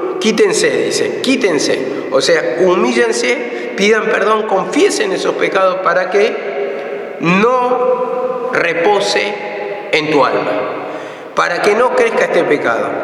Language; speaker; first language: Spanish; native; Spanish